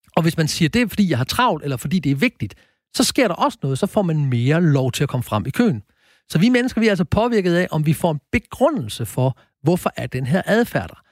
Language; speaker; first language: Danish; native; Danish